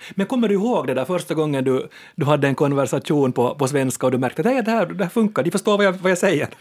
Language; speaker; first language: Swedish; native; Swedish